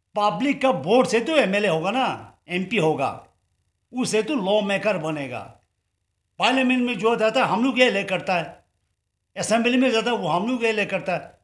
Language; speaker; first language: Hindi; non-native, local second language; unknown